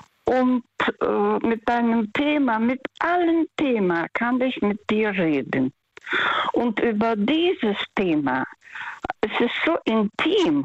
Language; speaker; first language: German; non-native, fluent; Russian